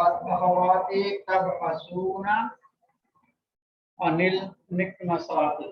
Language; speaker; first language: Arabic; non-native, learner; Urdu